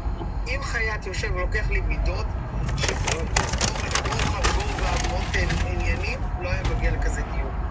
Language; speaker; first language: Hebrew; native; Hebrew